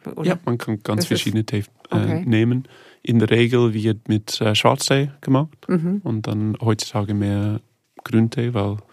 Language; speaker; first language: German; non-native, fluent; English